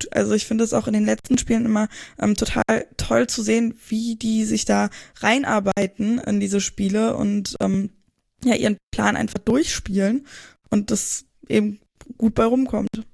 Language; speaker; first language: German; native; German